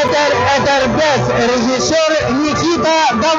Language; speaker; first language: Russian; native; Russian